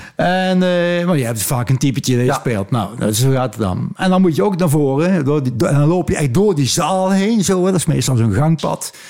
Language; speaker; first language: Dutch; native; Dutch